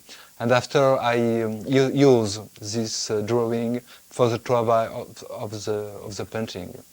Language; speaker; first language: English; non-native, fluent; French